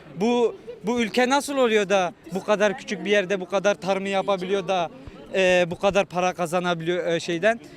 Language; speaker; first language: Turkish; native; Turkish